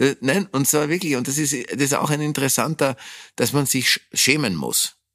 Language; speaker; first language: German; native; German